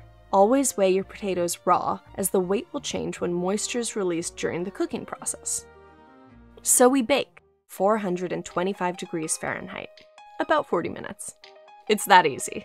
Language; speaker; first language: English; native; English